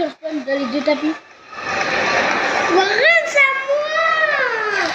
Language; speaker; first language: French; native; French